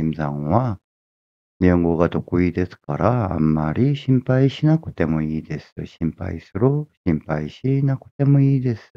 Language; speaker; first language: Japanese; non-native, fluent; Korean